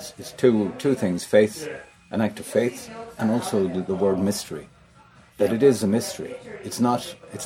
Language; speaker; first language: English; native; English